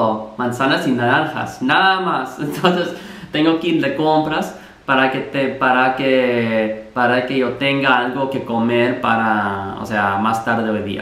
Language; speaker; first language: Spanish; non-native, fluent; English